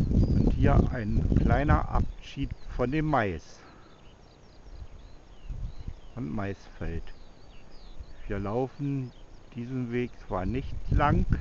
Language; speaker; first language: German; native; German